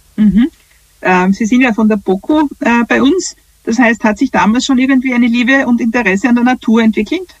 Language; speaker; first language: German; native; German